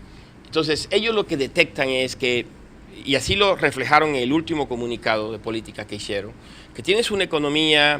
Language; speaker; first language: Spanish; native; Spanish